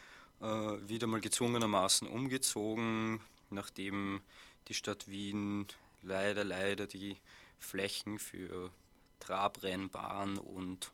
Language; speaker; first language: German; native; German